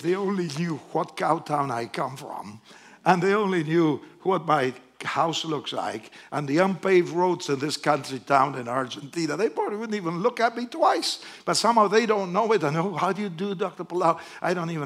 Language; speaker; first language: English; non-native, fluent; Spanish